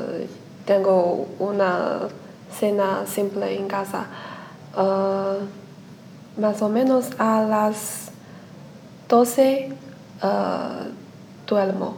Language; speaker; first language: Spanish; non-native, learner; Chinese